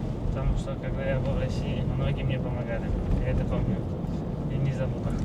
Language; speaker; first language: Russian; non-native, local second language; Uzbek